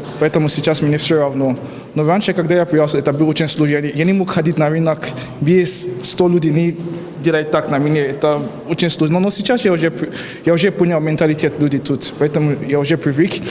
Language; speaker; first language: Russian; non-native, learner; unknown